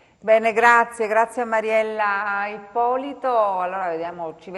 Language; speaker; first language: Italian; native; Italian